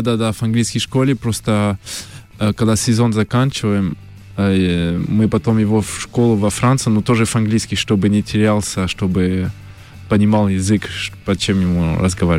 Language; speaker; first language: Russian; early bilingual, heritage; French